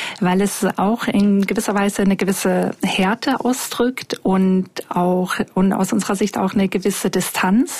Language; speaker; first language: German; native; German